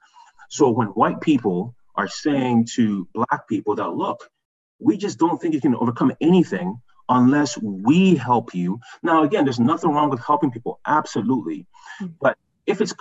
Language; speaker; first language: English; early bilingual, other home language; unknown